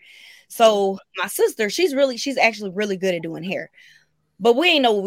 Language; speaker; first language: English; native; English